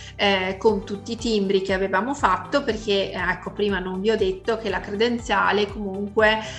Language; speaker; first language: Italian; native; Italian